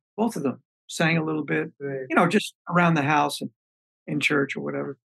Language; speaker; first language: English; native; English